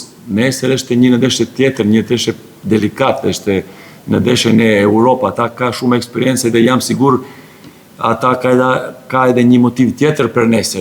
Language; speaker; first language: Albanian; non-native, learner; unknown